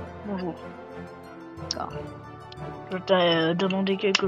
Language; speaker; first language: French; native; French